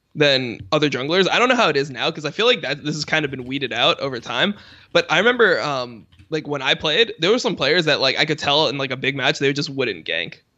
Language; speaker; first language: English; native; English